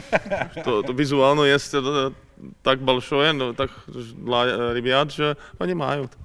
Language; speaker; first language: Russian; non-native, learner; Czech